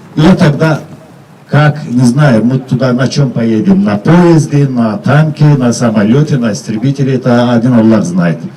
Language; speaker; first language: Russian; non-native, local second language; Chechen